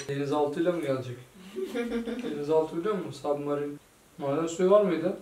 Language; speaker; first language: Turkish; native; Turkish